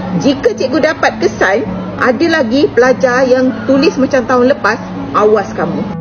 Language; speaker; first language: Malay; native; Malay